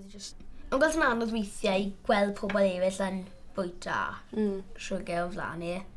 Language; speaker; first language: Welsh; native; Welsh